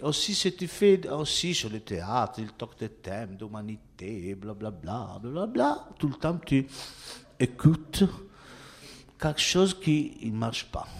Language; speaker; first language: French; non-native, learner; Italian